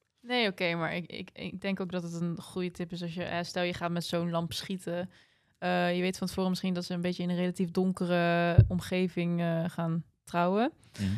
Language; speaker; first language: Dutch; native; Dutch